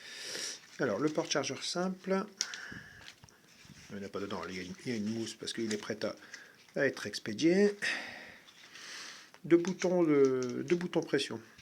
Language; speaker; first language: French; native; French